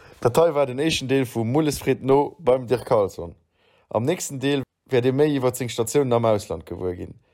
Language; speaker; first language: Luxembourgish; native; Luxembourgish